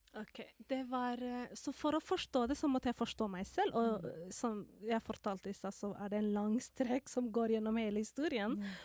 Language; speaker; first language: Norwegian; non-native, fluent; Somali